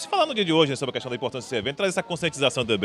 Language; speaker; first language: Portuguese; native; Portuguese